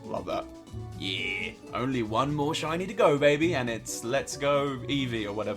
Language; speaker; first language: English; native; English